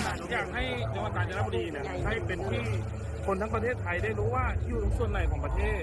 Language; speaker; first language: Thai; native; Thai